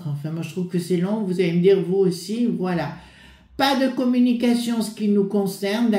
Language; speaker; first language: French; native; French